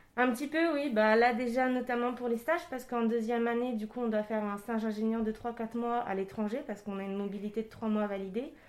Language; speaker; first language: French; native; French